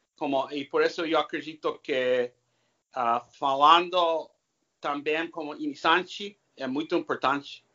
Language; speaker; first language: Portuguese; non-native, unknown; English